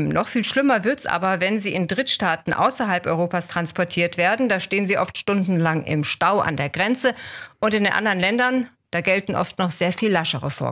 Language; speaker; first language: German; native; German